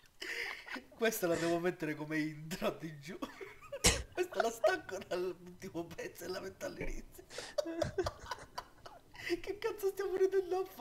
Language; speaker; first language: Italian; native; Italian